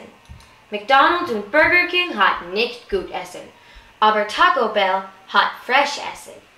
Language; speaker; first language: German; non-native, learner; English